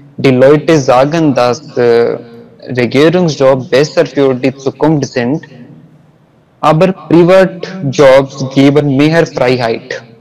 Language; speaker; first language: German; non-native, learner; Hindi